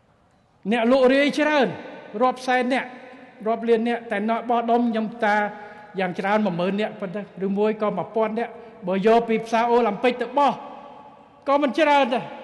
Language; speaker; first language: Khmer; native; Khmer